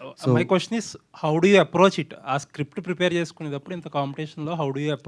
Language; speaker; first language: Telugu; native; Telugu